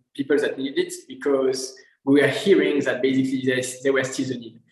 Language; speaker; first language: English; non-native, fluent; French